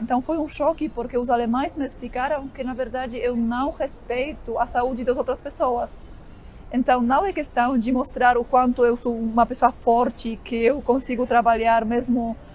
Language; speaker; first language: Portuguese; non-native, fluent; Polish